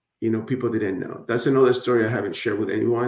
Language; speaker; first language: English; early bilingual, other home language; Spanish